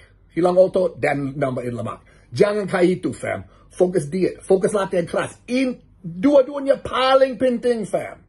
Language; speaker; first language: Indonesian; non-native, learner; English